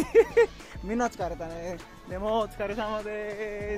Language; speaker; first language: Japanese; non-native, learner; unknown